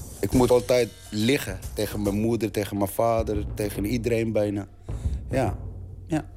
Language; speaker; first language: Dutch; non-native, learner; Arabic